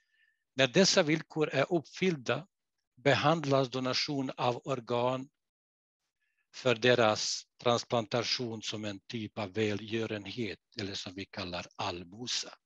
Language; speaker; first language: Swedish; non-native, fluent; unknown